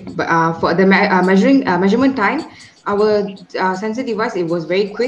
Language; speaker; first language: English; non-native, local second language; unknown